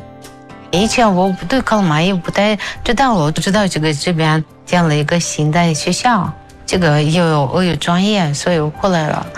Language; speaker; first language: Chinese; non-native, fluent; Russian